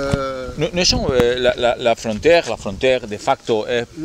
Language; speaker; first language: French; non-native, learner; Spanish